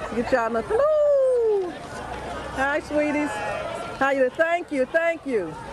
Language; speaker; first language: English; native; English